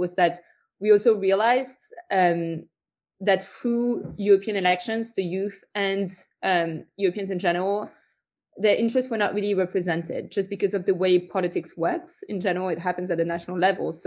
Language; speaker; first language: English; non-native, fluent; French